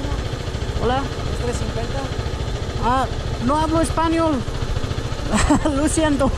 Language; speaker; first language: Spanish; non-native, learner; Nepali